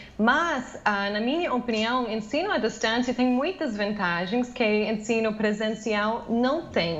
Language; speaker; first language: Portuguese; non-native, fluent; English